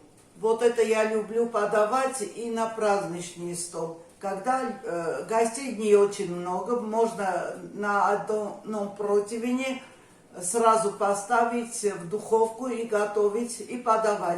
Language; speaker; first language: Russian; non-native, fluent; Armenian